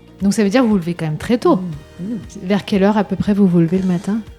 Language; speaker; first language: French; native; French